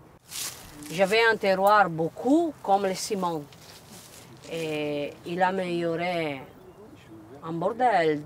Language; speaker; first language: French; non-native, learner; Italian